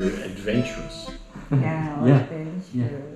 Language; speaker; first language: English; non-native, learner; Korean